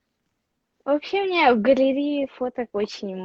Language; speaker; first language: Russian; non-native, local second language; Yakut